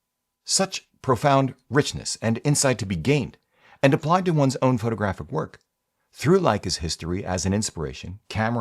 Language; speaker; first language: English; native; English